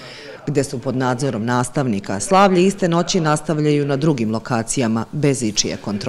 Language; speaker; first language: Serbian; native; Serbian